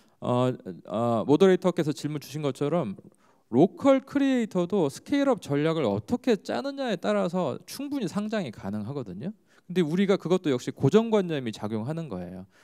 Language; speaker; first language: Korean; native; Korean